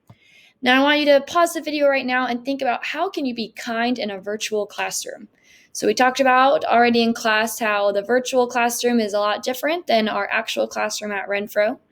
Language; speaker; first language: English; native; English